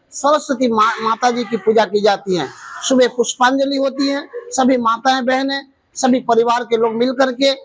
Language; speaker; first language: Hindi; non-native, local second language; Bangla